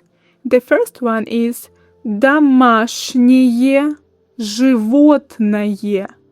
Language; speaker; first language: English; non-native, fluent; Russian